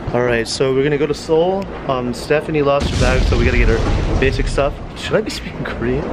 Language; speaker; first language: English; native; English